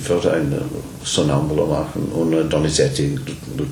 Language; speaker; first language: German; non-native, learner; English